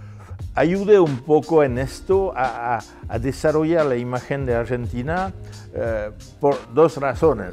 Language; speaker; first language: Spanish; non-native, fluent; French